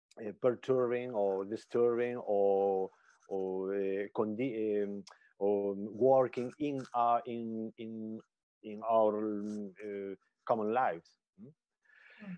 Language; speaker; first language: English; non-native, learner; Spanish